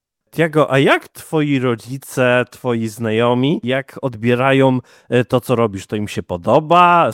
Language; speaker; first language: Polish; native; Polish